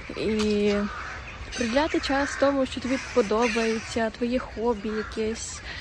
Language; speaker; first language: Ukrainian; non-native, local second language; Russian